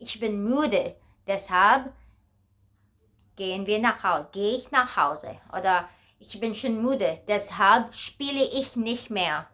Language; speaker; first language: German; non-native, learner; Filipino